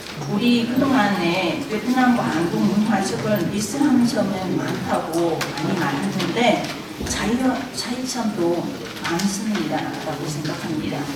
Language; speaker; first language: Korean; non-native, fluent; Vietnamese